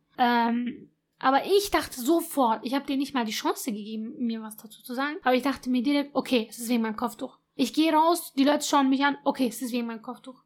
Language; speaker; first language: German; early bilingual, other home language; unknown